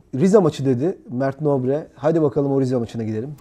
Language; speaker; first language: Turkish; native; Turkish